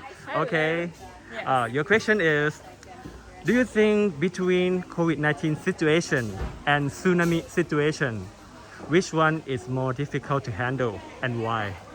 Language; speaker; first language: English; non-native, learner; Thai